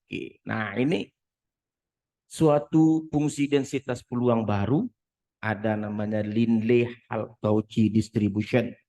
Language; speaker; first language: Indonesian; native; Indonesian